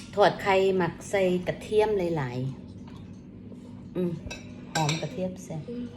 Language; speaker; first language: Thai; native; Thai